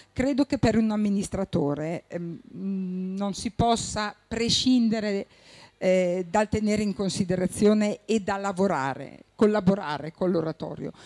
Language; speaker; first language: Italian; native; Italian